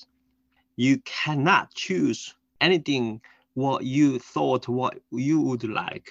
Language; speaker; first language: English; non-native, fluent; Korean